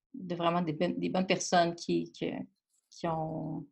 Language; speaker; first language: French; native; French